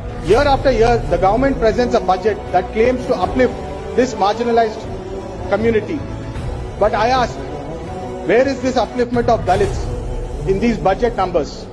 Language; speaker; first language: English; non-native, local second language; Telugu